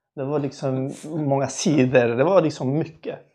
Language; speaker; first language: Swedish; early bilingual, other home language; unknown